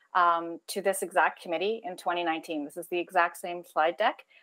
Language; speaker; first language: English; native; English